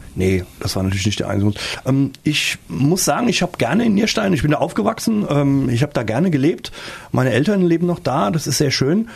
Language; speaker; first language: German; native; German